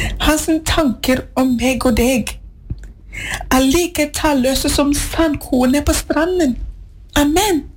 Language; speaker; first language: Norwegian; non-native, fluent; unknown